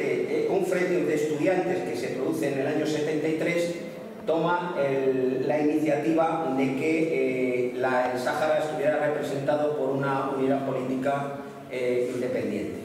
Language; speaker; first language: Spanish; native; Spanish